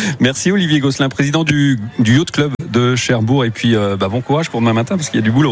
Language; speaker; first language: French; native; French